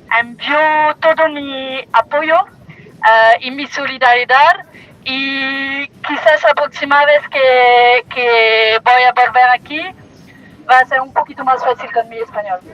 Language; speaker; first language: Spanish; non-native, learner; French